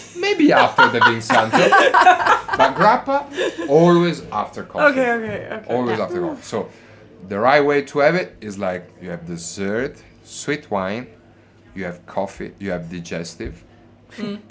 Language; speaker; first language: English; non-native, fluent; Italian